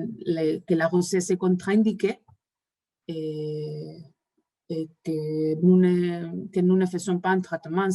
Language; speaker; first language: French; non-native, fluent; Spanish